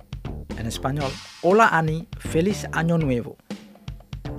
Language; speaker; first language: Spanish; non-native, fluent; Indonesian